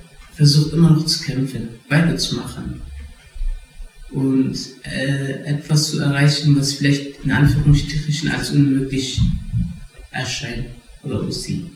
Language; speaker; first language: German; early bilingual, other home language; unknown